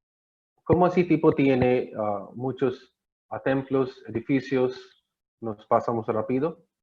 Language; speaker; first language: Spanish; non-native, learner; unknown